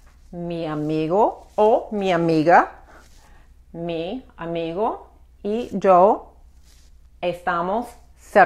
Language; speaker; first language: Spanish; non-native, fluent; English